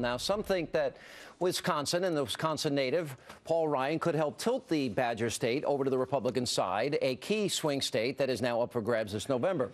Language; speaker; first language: English; native; English